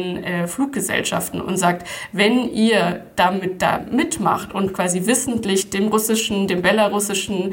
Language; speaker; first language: German; native; German